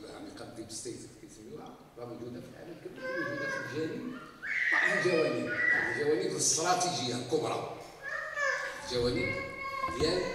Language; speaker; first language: Arabic; native; Arabic